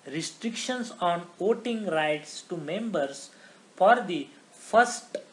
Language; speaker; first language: English; non-native, local second language; Marathi